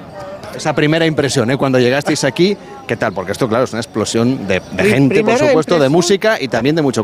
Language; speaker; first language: Spanish; native; Spanish